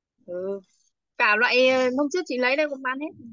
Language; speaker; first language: Vietnamese; native; Vietnamese